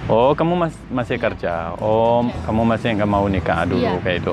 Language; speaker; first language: Indonesian; non-native, learner; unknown